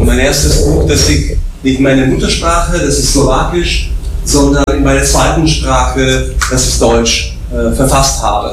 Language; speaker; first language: German; non-native, fluent; Slovak